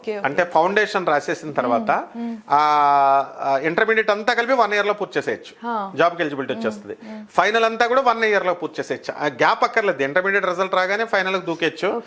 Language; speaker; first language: Telugu; native; Telugu